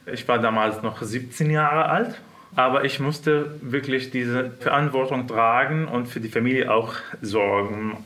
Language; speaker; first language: German; non-native, fluent; Arabic